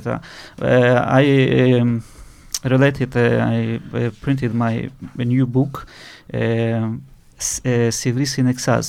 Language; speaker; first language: English; non-native, learner; Russian